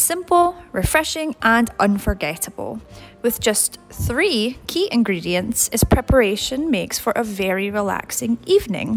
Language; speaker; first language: English; native; English